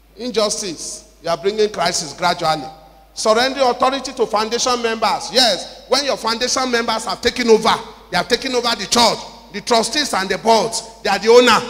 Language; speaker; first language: English; non-native, local second language; Yoruba